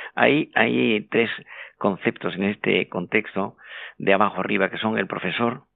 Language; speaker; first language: Spanish; native; Spanish